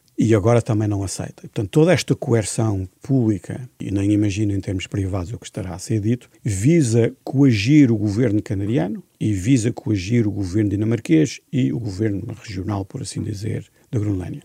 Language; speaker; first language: Portuguese; native; Portuguese